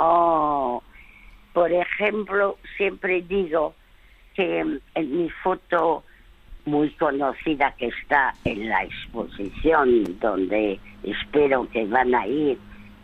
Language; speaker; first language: Spanish; early bilingual, other home language; French